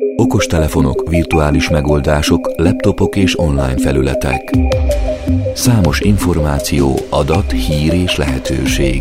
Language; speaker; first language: Hungarian; native; Hungarian